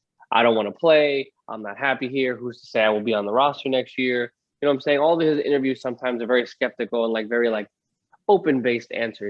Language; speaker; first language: English; native; English